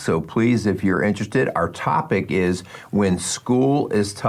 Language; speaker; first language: English; native; English